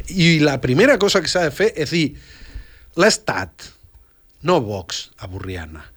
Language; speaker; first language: Catalan; early bilingual, other home language; Spanish